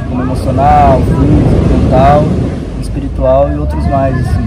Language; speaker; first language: Portuguese; native; Portuguese